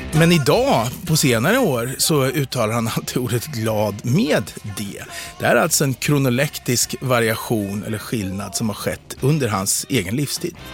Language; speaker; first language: Swedish; native; Swedish